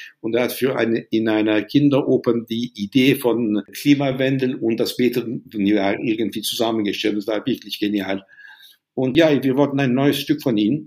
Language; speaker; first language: German; non-native, fluent; Turkish